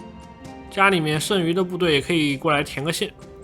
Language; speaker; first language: Chinese; native; Chinese